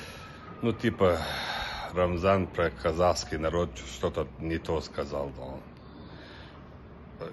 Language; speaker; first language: Russian; non-native, local second language; Chechen